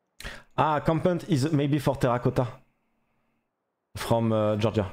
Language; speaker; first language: English; non-native, learner; French